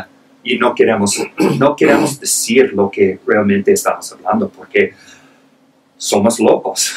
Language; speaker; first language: Spanish; non-native, fluent; English